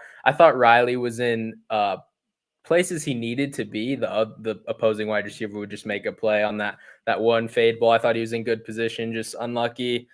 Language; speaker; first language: English; native; English